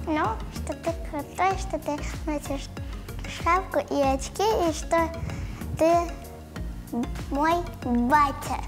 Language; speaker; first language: Russian; native; Russian